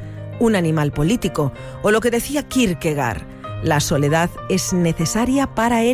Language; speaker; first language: Spanish; native; Spanish